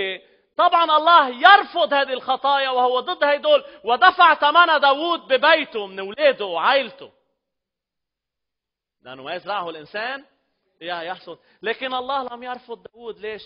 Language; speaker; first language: Arabic; native; Arabic